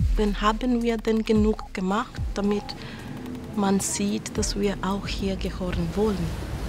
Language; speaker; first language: German; non-native, fluent; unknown